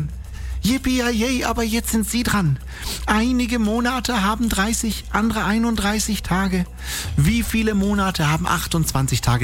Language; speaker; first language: German; native; German